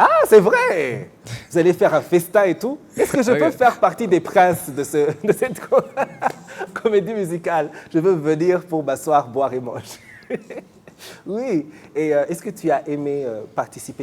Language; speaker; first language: French; non-native, local second language; Kinyarwanda